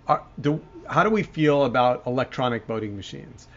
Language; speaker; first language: English; native; English